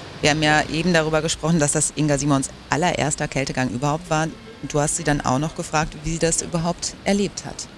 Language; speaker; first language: German; native; German